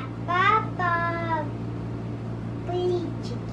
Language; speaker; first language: Russian; early bilingual, heritage; Russian